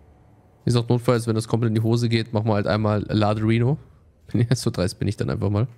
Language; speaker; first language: German; native; German